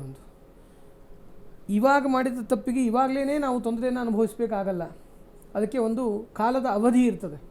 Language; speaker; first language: Kannada; native; Kannada